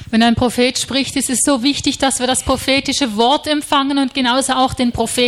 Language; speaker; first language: German; native; German